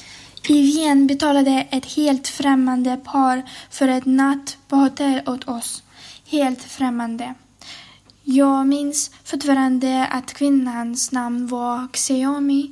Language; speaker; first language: Swedish; non-native, fluent; Ukrainian